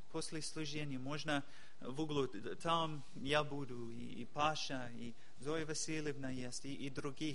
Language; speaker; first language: Russian; non-native, fluent; English